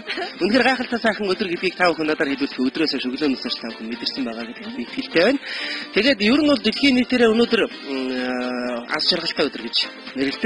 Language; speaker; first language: Mongolian; native; Mongolian